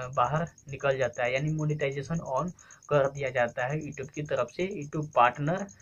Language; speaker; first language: Hindi; native; Hindi